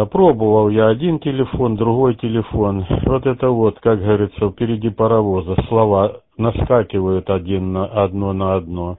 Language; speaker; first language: Russian; native; Russian